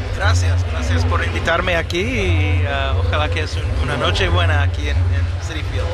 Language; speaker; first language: Spanish; non-native, fluent; English